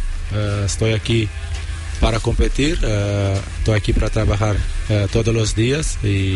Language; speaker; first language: Spanish; non-native, fluent; Portuguese